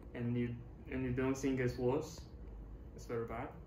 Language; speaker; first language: English; non-native, fluent; Chinese